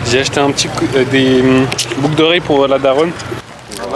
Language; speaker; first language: French; native; French